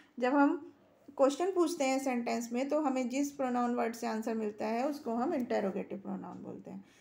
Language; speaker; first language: Hindi; native; Hindi